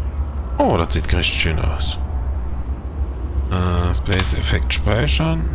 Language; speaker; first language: German; native; German